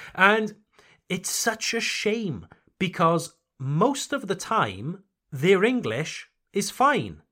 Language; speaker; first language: English; native; English